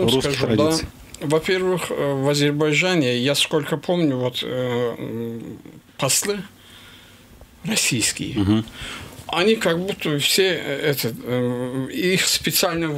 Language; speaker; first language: Russian; non-native, local second language; Azerbaijani